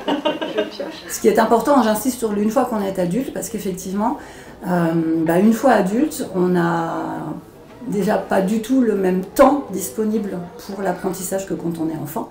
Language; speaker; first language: French; native; French